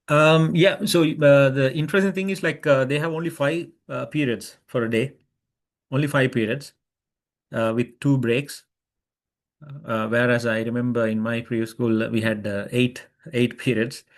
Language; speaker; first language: English; non-native, local second language; Sinhala